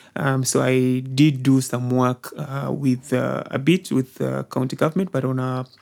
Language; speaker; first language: English; non-native, local second language; Swahili